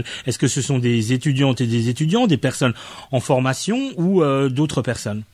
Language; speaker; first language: French; native; French